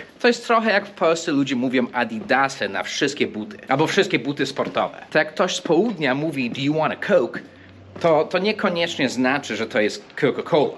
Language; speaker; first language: Polish; non-native, fluent; English